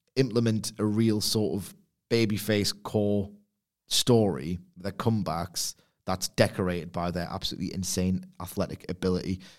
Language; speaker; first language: English; native; English